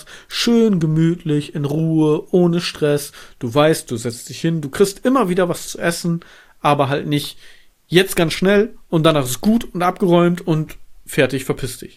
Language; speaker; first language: German; native; German